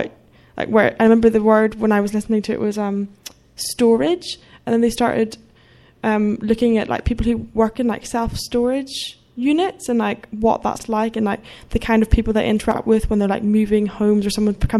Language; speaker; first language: English; native; English